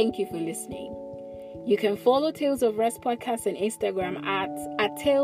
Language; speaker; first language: English; non-native, local second language; Igbo